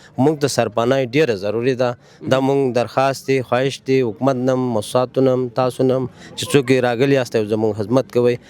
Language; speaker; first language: Pashto; native; Pashto